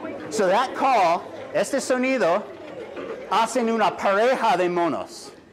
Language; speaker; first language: Spanish; non-native, fluent; English